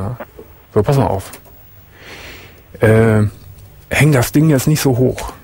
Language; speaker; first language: German; native; German